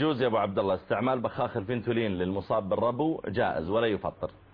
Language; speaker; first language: Arabic; native; Arabic